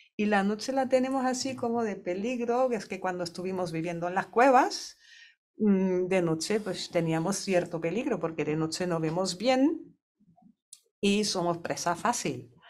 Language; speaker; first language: Spanish; non-native, fluent; German